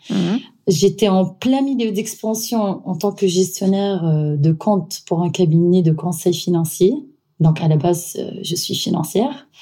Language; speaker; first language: French; non-native, fluent; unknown